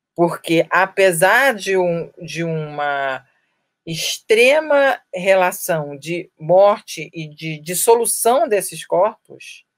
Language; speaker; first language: Portuguese; native; Portuguese